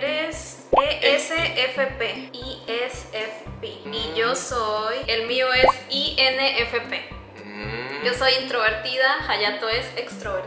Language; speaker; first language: Spanish; native; Spanish